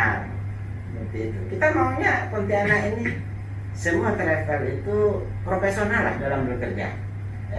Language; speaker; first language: Indonesian; native; Indonesian